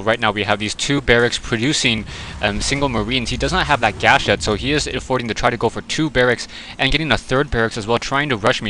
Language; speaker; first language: English; native; English